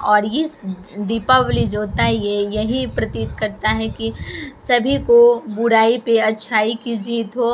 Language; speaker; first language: Hindi; non-native, local second language; Bhojpuri